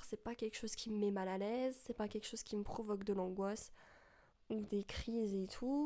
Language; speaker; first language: French; native; French